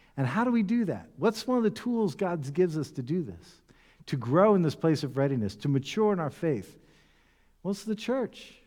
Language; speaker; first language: English; native; English